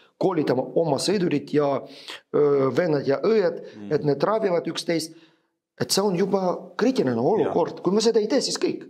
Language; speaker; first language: Estonian; non-native, fluent; Ukrainian